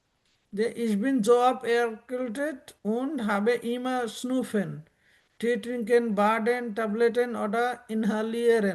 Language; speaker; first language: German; non-native, learner; Bangla